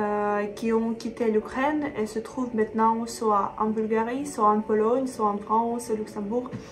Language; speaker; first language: French; non-native, fluent; Russian